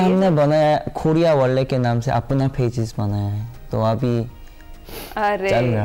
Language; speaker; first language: Hindi; non-native, learner; Korean